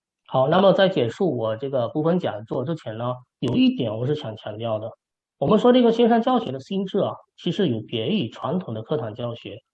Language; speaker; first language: Chinese; native; Chinese